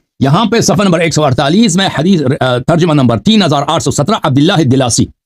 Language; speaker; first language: Urdu; non-native, fluent; Persian